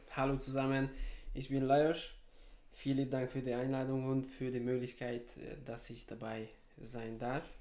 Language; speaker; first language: German; non-native, fluent; Hungarian